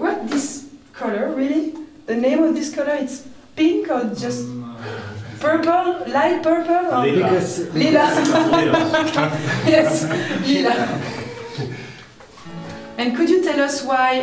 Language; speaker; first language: English; non-native, learner; French